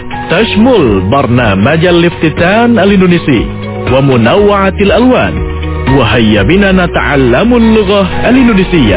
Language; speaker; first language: Arabic; non-native, fluent; Indonesian